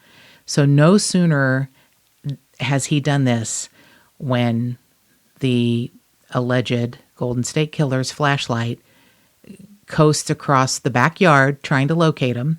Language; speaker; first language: English; native; English